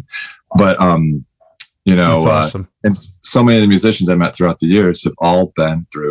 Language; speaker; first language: English; native; English